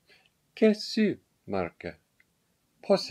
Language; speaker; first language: Greek; non-native, learner; English